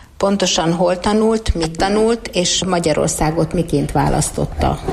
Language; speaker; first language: Hungarian; native; Hungarian